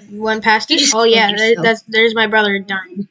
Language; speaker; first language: English; native; English